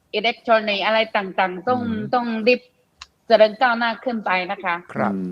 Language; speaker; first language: Thai; non-native, fluent; Malay